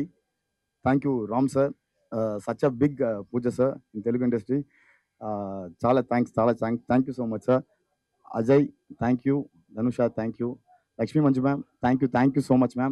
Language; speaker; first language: Telugu; non-native, fluent; Tamil